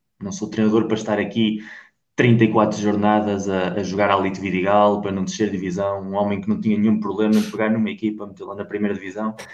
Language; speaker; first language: Portuguese; native; Portuguese